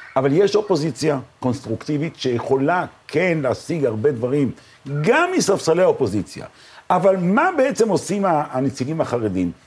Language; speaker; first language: Hebrew; native; Hebrew